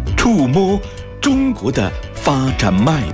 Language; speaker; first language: Chinese; native; Chinese